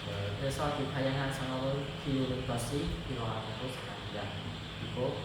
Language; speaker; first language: Korean; non-native, learner; Khmer